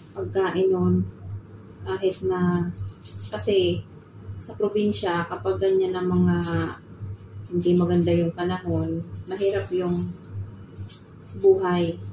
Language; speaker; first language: Filipino; non-native, local second language; Bikol